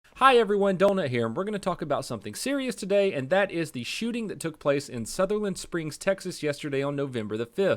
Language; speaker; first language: English; native; English